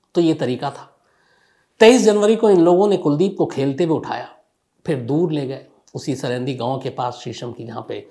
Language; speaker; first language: Hindi; native; Hindi